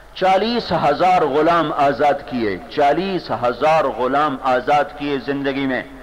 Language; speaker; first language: Urdu; non-native, local second language; Punjabi